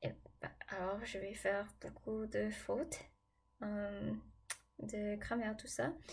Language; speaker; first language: French; non-native, fluent; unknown